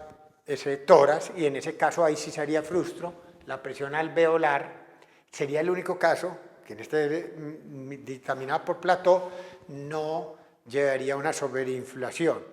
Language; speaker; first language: Spanish; native; Spanish